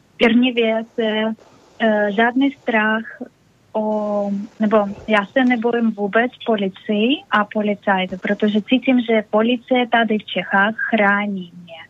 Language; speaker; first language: Czech; non-native, learner; Russian